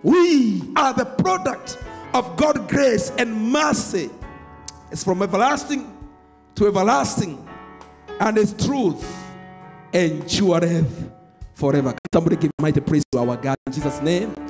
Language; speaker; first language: English; non-native, local second language; Swahili